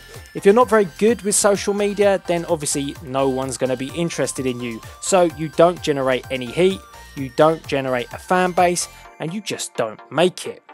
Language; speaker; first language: English; native; English